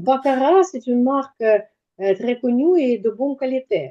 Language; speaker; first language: French; non-native, fluent; Ukrainian